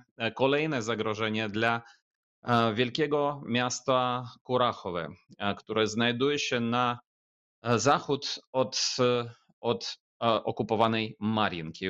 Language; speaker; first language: Polish; non-native, fluent; Ukrainian